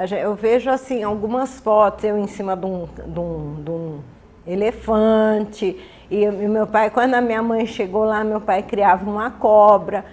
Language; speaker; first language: Portuguese; early bilingual, other home language; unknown